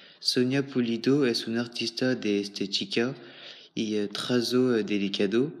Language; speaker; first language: Spanish; non-native, learner; French